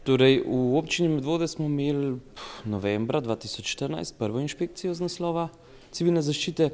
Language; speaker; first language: Slovenian; native; Slovenian